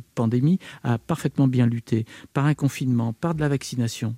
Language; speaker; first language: French; native; French